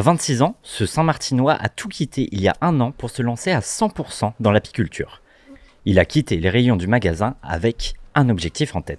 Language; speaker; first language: French; native; French